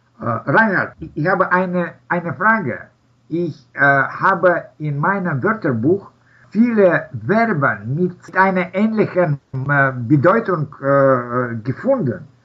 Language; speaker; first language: German; non-native, learner; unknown